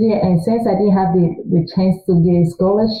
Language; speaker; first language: English; early bilingual, other home language; French